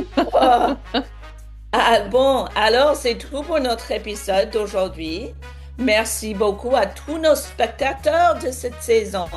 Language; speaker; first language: French; non-native, fluent; English